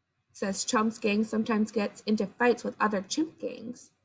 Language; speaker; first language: English; native; English